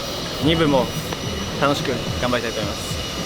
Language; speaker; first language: Japanese; non-native, learner; Korean